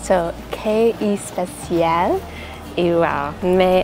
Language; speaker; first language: Spanish; non-native, learner; English